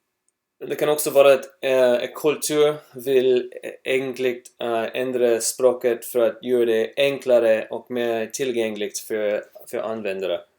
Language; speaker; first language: Swedish; non-native, learner; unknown